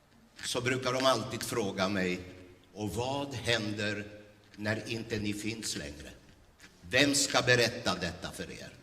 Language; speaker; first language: Swedish; early bilingual, other home language; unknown